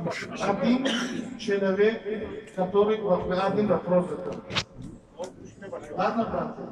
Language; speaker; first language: Russian; non-native, learner; Tajik